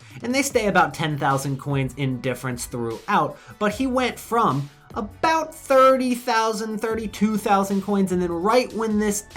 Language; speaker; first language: English; native; English